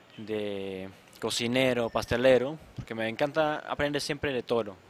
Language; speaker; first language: Spanish; non-native, fluent; Czech